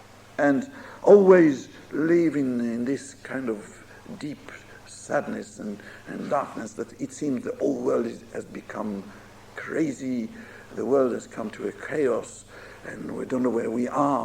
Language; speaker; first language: English; non-native, fluent; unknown